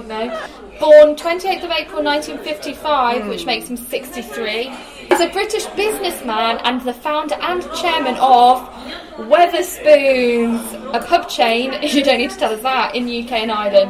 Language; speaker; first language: English; native; English